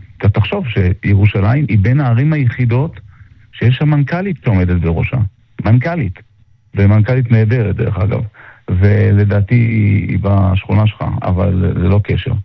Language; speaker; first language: Hebrew; native; Hebrew